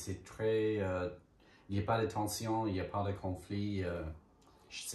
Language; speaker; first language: French; non-native, fluent; English